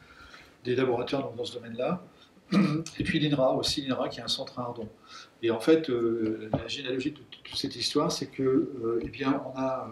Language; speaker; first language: French; native; French